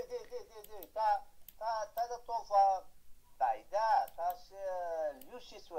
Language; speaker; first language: Chinese; non-native, learner; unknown